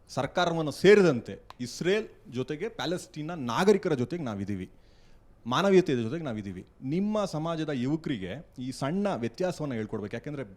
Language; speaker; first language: Kannada; native; Kannada